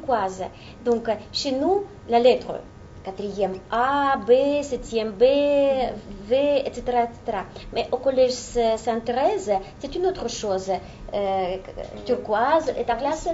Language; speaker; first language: French; non-native, fluent; Russian